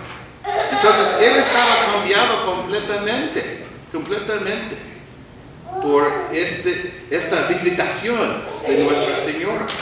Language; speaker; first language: Spanish; non-native, fluent; English